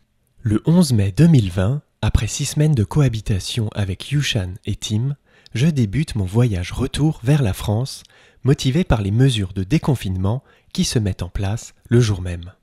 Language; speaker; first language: French; native; French